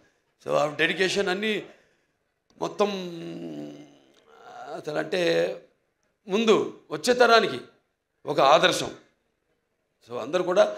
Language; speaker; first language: Telugu; native; Telugu